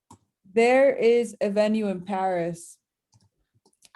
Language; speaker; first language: English; native; English